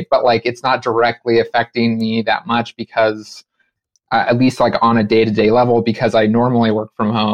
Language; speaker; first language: English; native; English